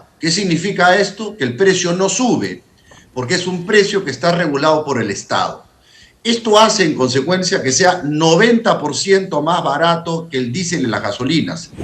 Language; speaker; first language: Spanish; native; Spanish